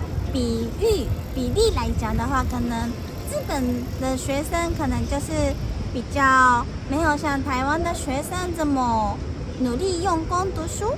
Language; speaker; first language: Chinese; early bilingual, heritage; Japanese